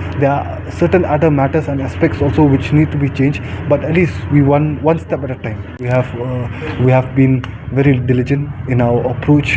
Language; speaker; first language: English; non-native, local second language; Khasi